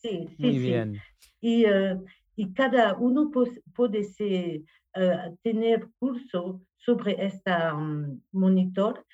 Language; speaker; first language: Spanish; non-native, learner; French